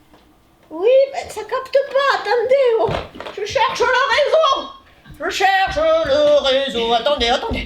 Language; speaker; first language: French; native; French